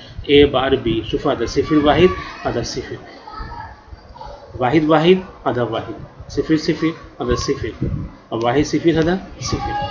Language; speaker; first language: Arabic; non-native, learner; Urdu